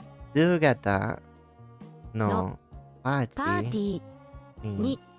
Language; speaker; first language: Japanese; non-native, learner; English